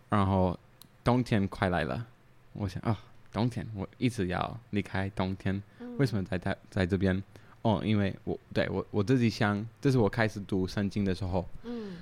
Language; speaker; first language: Chinese; non-native, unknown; English